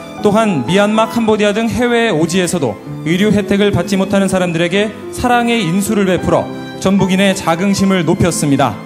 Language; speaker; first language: Korean; native; Korean